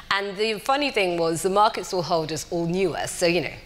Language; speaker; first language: English; native; English